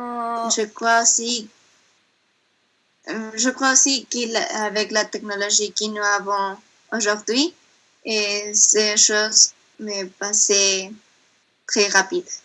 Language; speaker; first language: French; non-native, learner; Spanish